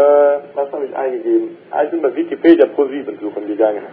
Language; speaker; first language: German; native; German